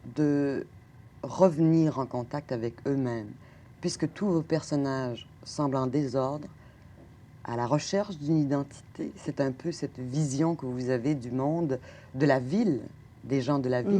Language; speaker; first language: French; native; French